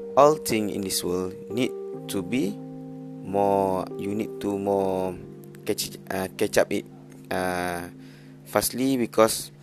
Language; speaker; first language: English; non-native, learner; Malay